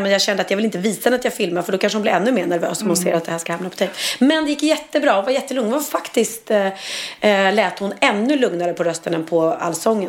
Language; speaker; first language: Swedish; native; Swedish